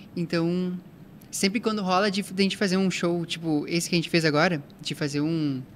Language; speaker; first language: Portuguese; native; Portuguese